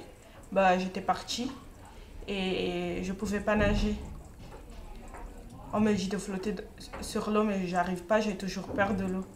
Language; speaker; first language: French; non-native, learner; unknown